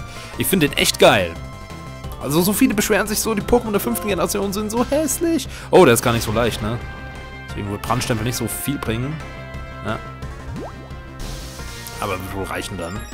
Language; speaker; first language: German; native; German